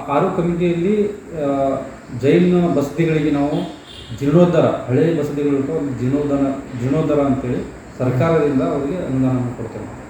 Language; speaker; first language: Kannada; non-native, local second language; Lambadi